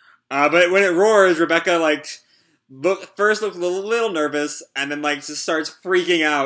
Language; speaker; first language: English; native; English